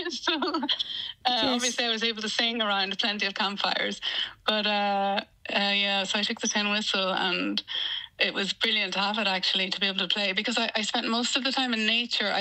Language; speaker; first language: English; native; English